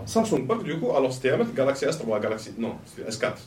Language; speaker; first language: French; non-native, local second language; Arabic